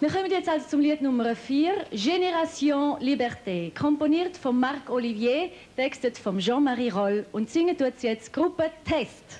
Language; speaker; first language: German; native; German